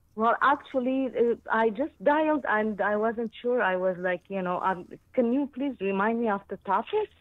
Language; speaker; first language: English; non-native, fluent; Arabic